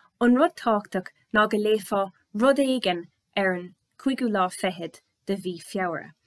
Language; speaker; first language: Irish; native; Irish